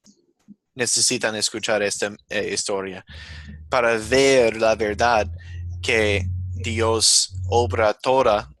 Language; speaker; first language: Spanish; non-native, fluent; English